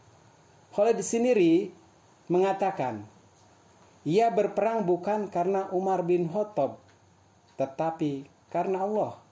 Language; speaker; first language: Indonesian; native; Indonesian